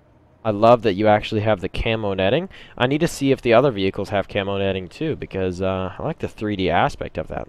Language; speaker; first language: English; native; English